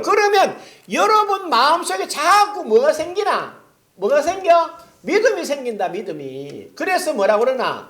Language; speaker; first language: Korean; native; Korean